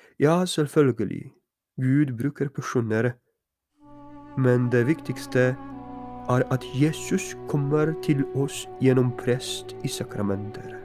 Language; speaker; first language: Norwegian; non-native, fluent; Polish